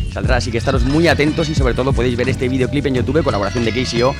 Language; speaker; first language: Spanish; native; Spanish